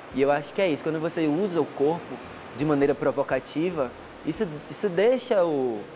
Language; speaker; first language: Portuguese; native; Portuguese